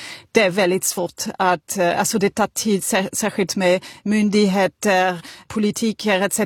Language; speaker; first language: Swedish; non-native, fluent; French